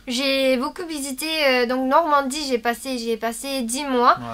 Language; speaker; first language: French; non-native, learner; Japanese